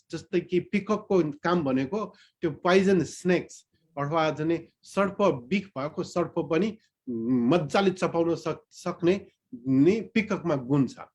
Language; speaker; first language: Nepali; non-native, local second language; Newari